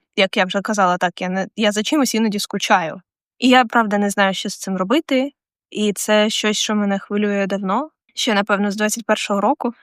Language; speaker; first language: Ukrainian; non-native, local second language; Russian